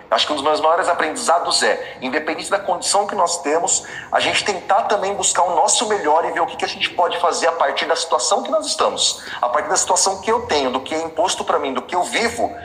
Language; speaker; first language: Portuguese; native; Portuguese